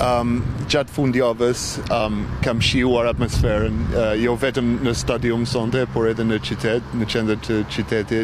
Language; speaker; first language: Albanian; non-native, fluent; English